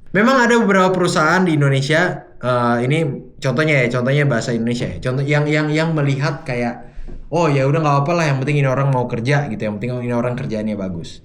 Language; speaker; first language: Indonesian; native; Indonesian